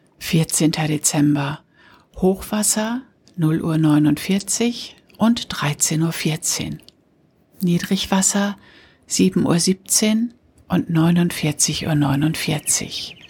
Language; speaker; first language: German; native; German